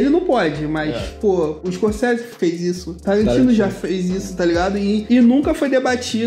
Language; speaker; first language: Portuguese; native; Portuguese